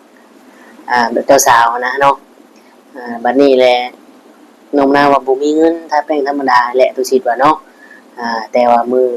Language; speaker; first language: Thai; non-native, local second language; Lao